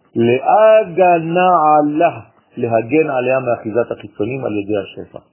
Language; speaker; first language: Hebrew; non-native, fluent; French